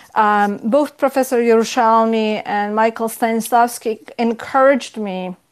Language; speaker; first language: English; non-native, fluent; Polish